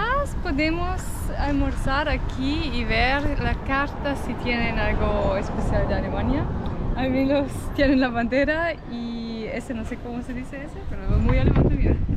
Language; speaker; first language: Spanish; non-native, fluent; German